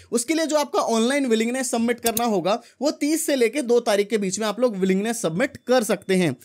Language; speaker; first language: Hindi; native; Hindi